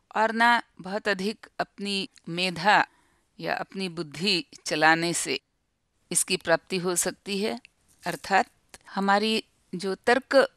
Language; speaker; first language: Hindi; non-native, local second language; Marathi